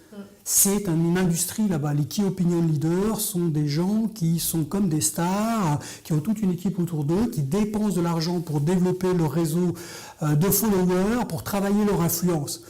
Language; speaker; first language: French; native; French